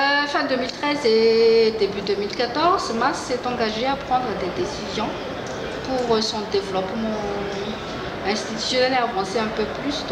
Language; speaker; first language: French; non-native, local second language; Malagasy